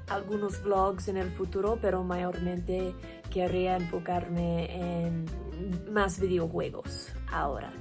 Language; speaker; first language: Spanish; non-native, learner; English